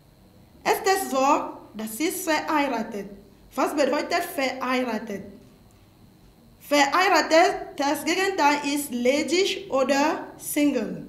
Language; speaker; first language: German; non-native, fluent; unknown